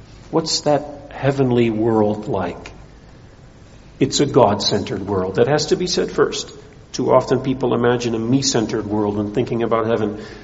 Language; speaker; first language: English; early bilingual, other home language; Dutch